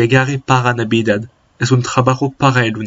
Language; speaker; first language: Spanish; non-native, learner; French